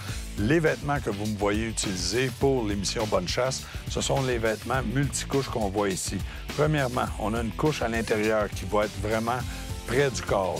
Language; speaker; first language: French; native; French